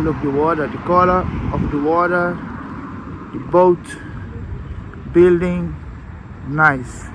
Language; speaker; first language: English; non-native, learner; Portuguese